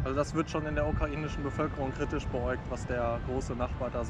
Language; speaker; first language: German; native; German